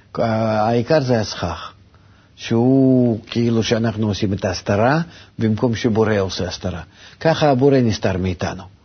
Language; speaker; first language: Hebrew; non-native, fluent; Russian